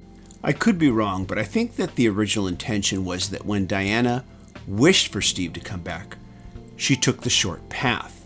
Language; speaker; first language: English; native; English